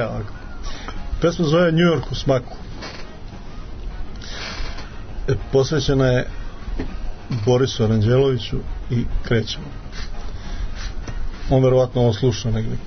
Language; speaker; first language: Serbian; native; Serbian